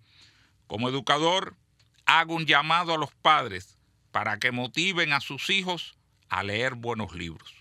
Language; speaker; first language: Spanish; native; Spanish